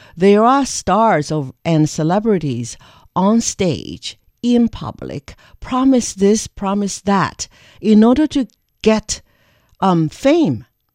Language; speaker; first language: English; non-native, fluent; Chinese